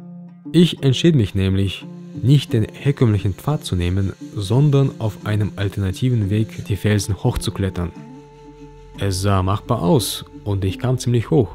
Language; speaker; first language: German; early bilingual, other home language; Russian